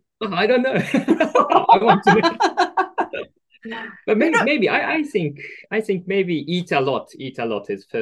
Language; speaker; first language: English; non-native, learner; Japanese